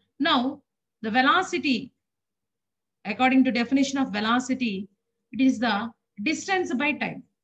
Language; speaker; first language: English; non-native, local second language; Telugu